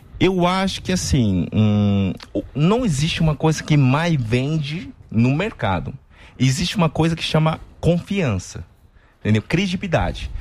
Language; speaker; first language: Portuguese; non-native, fluent; Chinese